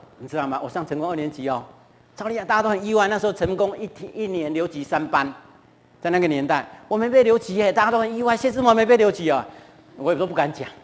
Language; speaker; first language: Chinese; non-native, local second language; Hakka Chinese